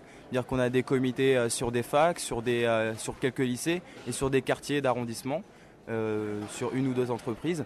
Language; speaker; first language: French; native; French